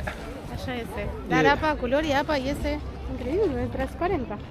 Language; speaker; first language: Romanian; non-native, learner; Spanish